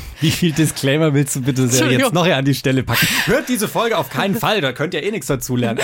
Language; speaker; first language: German; native; German